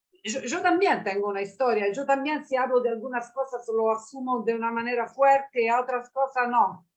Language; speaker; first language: Spanish; non-native, learner; Italian